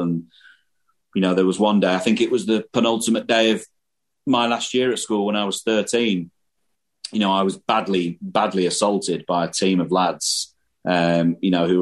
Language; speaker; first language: English; native; English